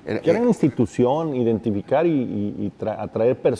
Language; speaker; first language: Spanish; native; Spanish